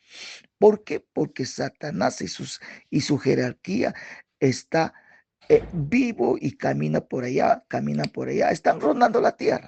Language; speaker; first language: Spanish; native; Spanish